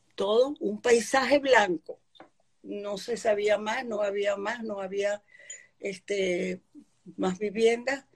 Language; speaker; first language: Spanish; early bilingual, other home language; Polish